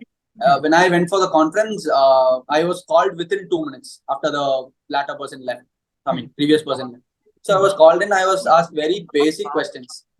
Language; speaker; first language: English; non-native, local second language; Hindi